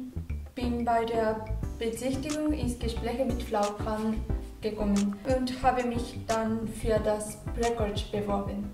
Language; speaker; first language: German; non-native, learner; Japanese